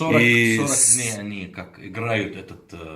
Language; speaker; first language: Russian; non-native, learner; Arabic